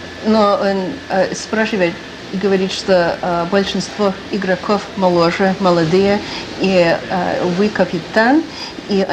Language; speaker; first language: Russian; non-native, fluent; English